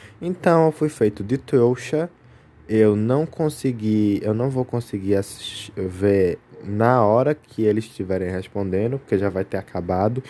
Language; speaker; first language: Portuguese; native; Portuguese